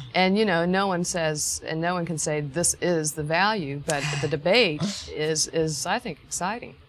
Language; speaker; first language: English; native; English